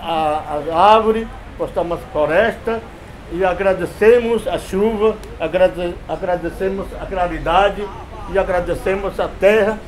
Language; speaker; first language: Portuguese; non-native, local second language; Yanomámi